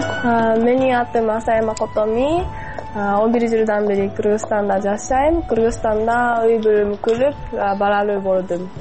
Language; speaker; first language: Kyrgyz; non-native, fluent; Japanese